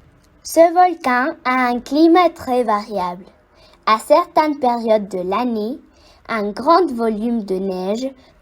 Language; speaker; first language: French; non-native, fluent; Spanish